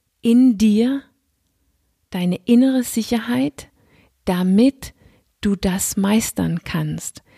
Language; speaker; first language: German; non-native, fluent; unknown